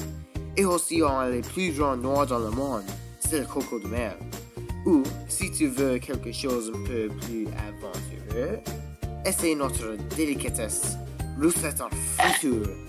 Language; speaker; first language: French; non-native, learner; English